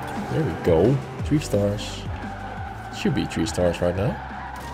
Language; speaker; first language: English; non-native, fluent; Dutch